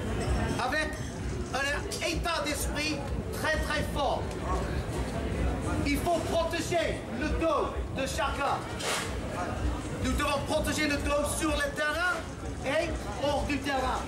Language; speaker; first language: French; non-native, fluent; English